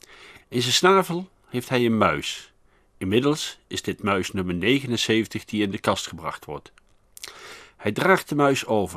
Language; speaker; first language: Dutch; native; Dutch